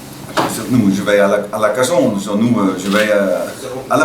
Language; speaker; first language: French; non-native, learner; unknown